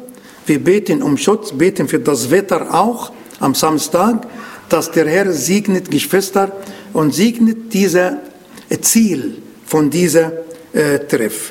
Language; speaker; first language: German; non-native, learner; Arabic